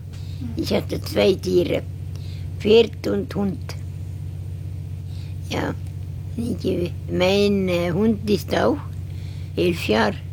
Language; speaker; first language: German; non-native, learner; Estonian